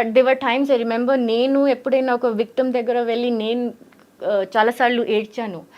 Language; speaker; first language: Telugu; early bilingual, heritage; Telugu